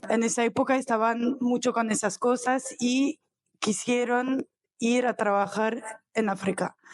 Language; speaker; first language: Spanish; non-native, fluent; French